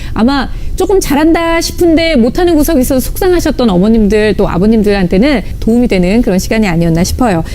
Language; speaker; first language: Korean; native; Korean